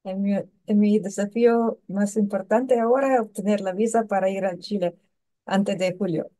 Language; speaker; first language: Spanish; non-native, learner; English